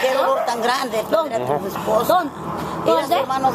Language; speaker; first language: Spanish; native; Spanish